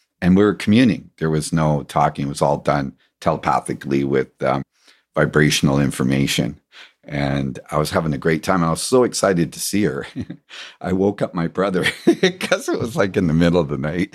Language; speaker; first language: English; native; English